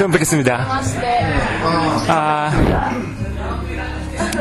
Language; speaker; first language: Korean; non-native, learner; Japanese